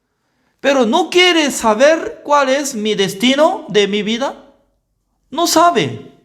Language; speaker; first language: Spanish; non-native, learner; Korean